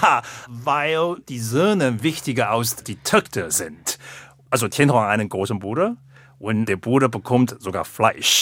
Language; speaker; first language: German; non-native, fluent; Chinese